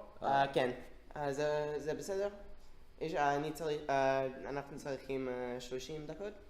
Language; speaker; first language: Hebrew; non-native, learner; English